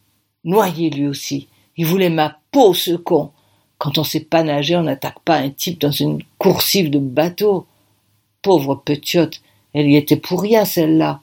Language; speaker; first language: French; native; French